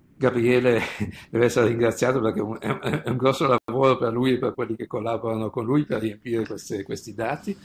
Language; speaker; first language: Italian; native; Italian